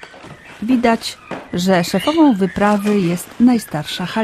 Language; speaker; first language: Polish; native; Polish